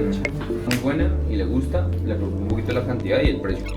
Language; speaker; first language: Spanish; native; Spanish